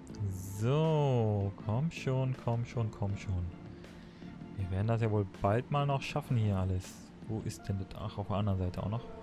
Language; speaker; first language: German; native; German